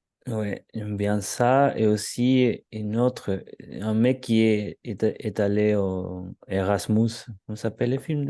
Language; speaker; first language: French; non-native, learner; Spanish